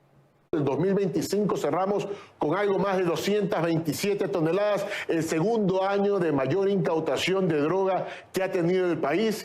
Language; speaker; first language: Spanish; native; Spanish